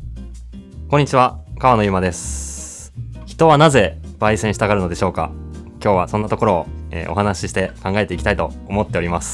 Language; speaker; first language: Japanese; native; Japanese